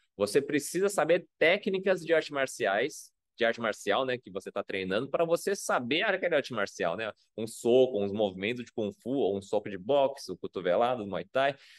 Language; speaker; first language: Portuguese; non-native, fluent; Chinese